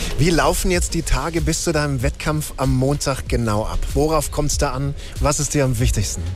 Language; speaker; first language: German; native; German